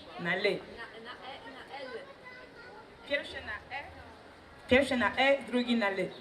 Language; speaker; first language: Polish; non-native, fluent; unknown